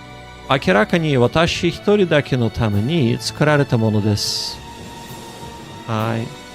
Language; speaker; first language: Japanese; non-native, learner; English